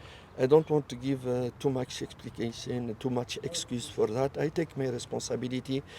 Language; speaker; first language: English; non-native, learner; French